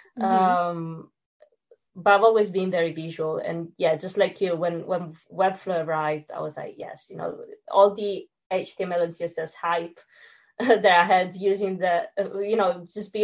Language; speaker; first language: English; non-native, fluent; Italian